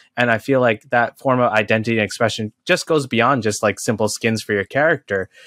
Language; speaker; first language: English; native; English